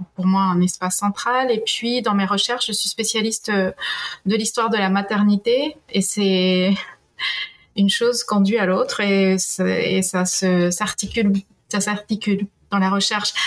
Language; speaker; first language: French; non-native, fluent; Spanish